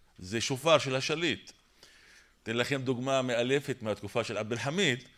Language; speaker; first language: Hebrew; non-native, local second language; Arabic